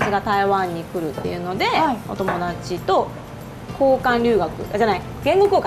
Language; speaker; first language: Japanese; native; Japanese